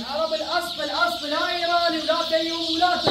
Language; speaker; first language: Arabic; native; Arabic